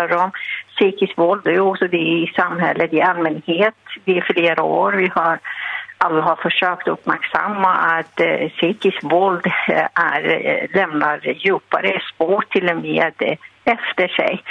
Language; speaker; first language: Swedish; non-native, fluent; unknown